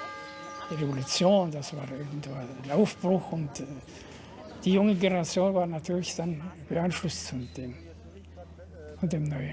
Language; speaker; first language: German; early bilingual, heritage; German